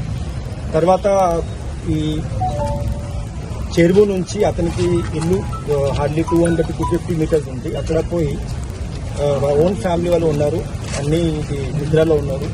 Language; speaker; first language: Telugu; non-native, learner; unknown